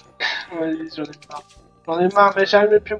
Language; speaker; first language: French; native; French